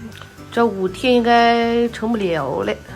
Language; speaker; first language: Chinese; native; Chinese